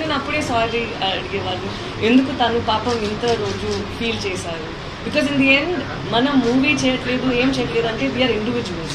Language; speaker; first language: Telugu; non-native, learner; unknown